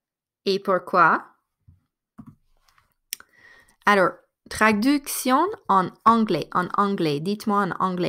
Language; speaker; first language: French; non-native, fluent; English